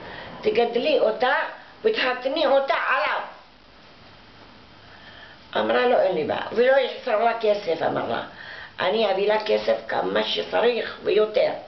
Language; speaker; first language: Hebrew; non-native, fluent; Arabic